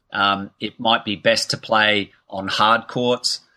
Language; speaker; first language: English; native; English